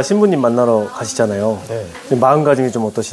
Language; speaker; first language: Korean; native; Korean